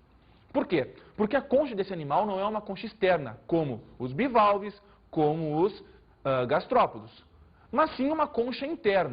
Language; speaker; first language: Portuguese; native; Portuguese